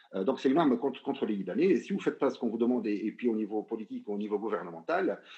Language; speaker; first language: French; non-native, local second language; Arabic